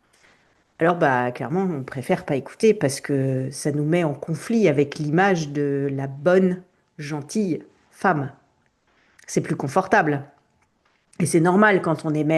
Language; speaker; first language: French; native; French